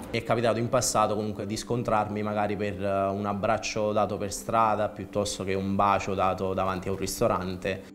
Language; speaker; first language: Italian; native; Italian